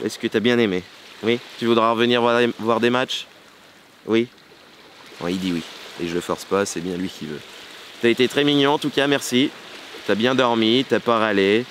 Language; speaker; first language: French; native; French